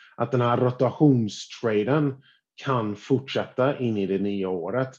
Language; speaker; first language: Swedish; non-native, fluent; English